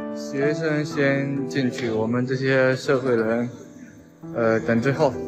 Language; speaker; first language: Chinese; native; Chinese